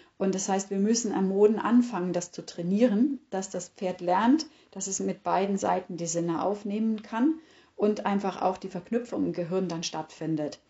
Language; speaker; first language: German; native; German